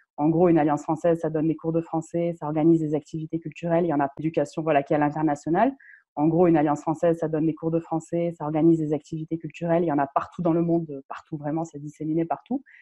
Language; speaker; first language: French; non-native, local second language; Arabic